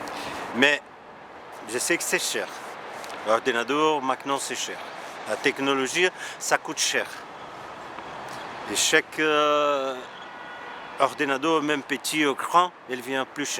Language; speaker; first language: French; non-native, learner; Portuguese